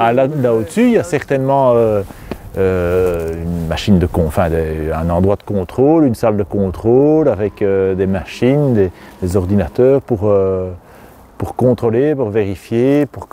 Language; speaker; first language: French; native; French